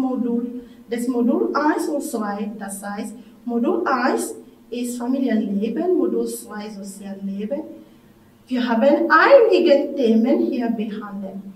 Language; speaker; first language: German; non-native, fluent; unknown